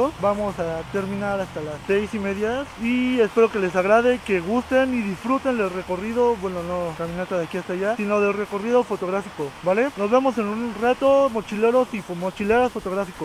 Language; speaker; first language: Spanish; native; Spanish